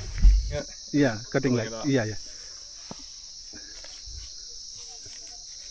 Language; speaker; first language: English; non-native, learner; Nepali